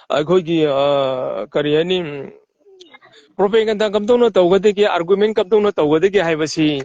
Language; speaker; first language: Manipuri; native; Manipuri